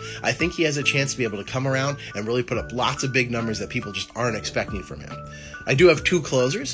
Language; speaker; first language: English; native; English